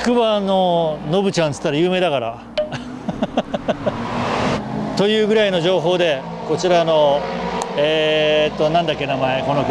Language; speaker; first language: Japanese; native; Japanese